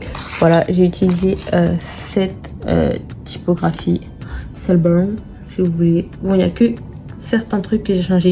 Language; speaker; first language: French; native; French